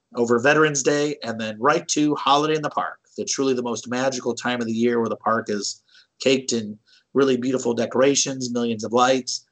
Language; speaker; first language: English; native; English